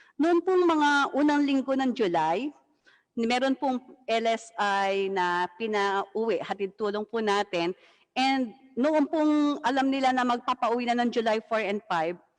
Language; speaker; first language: Filipino; native; Filipino